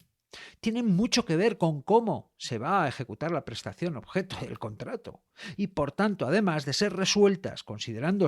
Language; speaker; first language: Spanish; native; Spanish